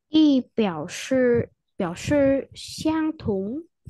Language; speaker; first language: Chinese; non-native, learner; Vietnamese